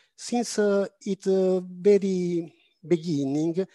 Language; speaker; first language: English; non-native, fluent; Italian